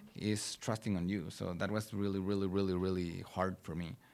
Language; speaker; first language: English; non-native, fluent; Spanish